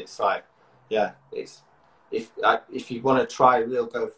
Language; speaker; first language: English; native; English